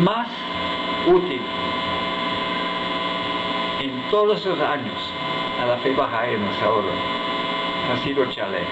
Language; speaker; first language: Spanish; non-native, fluent; English